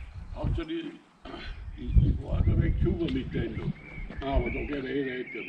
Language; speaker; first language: German; native; German